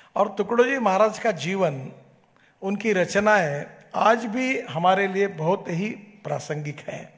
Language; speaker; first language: Hindi; non-native, local second language; Marathi